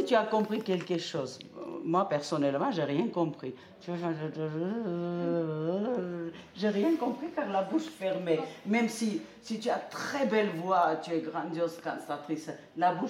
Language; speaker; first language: French; non-native, fluent; Armenian